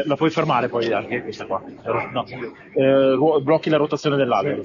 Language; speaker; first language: Italian; native; Italian